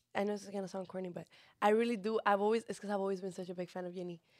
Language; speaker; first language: English; early bilingual, other home language; Spanish